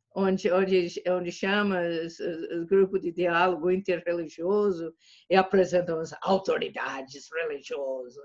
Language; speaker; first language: Portuguese; non-native, fluent; English